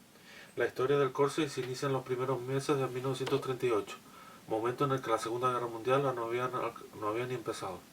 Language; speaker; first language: Spanish; native; Spanish